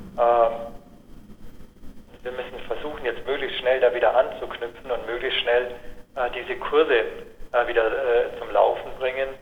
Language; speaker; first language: German; native; German